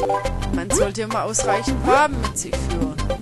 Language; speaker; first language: German; native; German